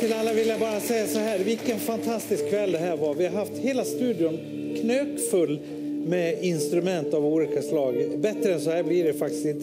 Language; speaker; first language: Swedish; native; Swedish